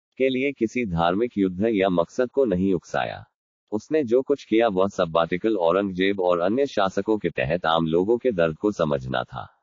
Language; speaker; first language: Hindi; non-native, local second language; Marathi